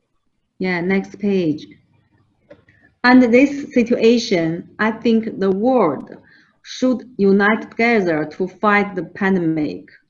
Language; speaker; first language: English; non-native, fluent; Chinese